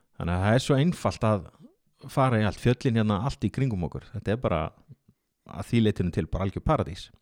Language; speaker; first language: Icelandic; native; Icelandic